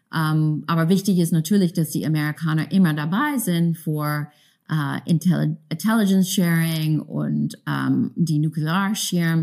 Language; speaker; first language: German; non-native, fluent; English